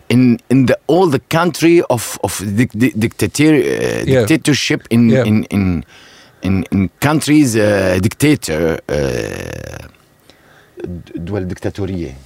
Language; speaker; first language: English; non-native, learner; Arabic